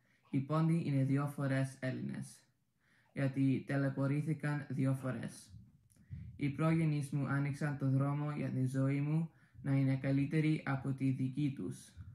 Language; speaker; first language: Greek; early bilingual, other home language; English